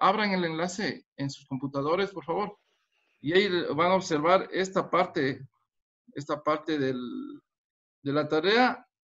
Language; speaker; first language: Spanish; native; Spanish